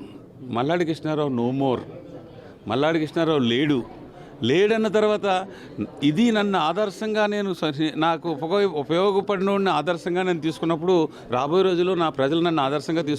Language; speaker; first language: Telugu; native; Telugu